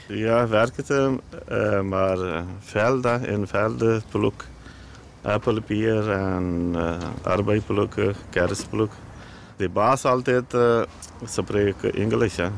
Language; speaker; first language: Dutch; non-native, learner; Punjabi